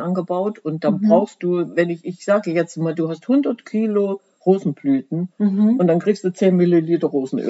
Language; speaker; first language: German; native; German